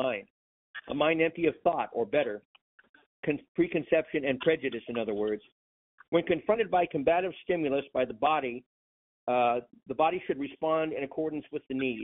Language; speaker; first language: English; native; English